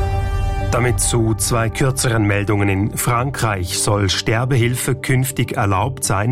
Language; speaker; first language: German; native; German